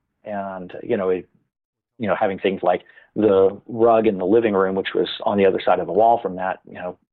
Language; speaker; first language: English; native; English